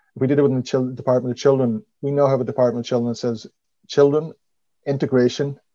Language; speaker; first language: English; native; English